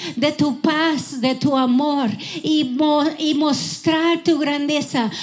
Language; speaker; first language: Spanish; non-native, fluent; English